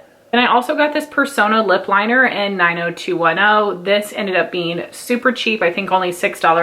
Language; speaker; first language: English; native; English